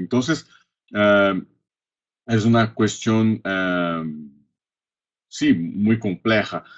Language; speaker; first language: Spanish; non-native, fluent; Portuguese